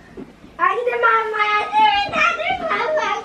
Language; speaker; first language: Swedish; early bilingual, other home language; Mongolian